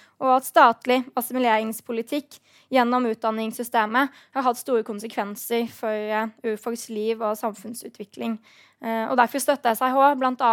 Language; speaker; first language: Norwegian; native; Norwegian